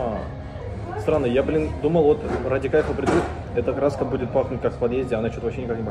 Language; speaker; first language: Russian; native; Russian